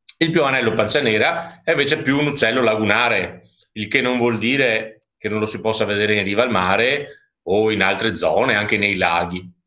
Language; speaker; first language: Italian; native; Italian